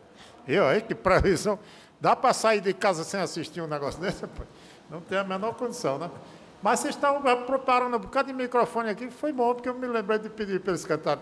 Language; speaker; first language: Portuguese; native; Portuguese